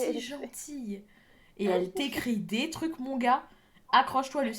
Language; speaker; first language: French; native; French